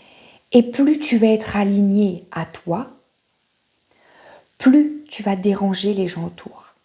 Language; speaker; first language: French; native; French